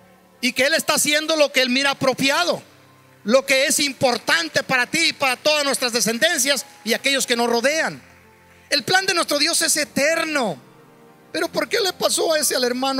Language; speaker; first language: Spanish; native; Spanish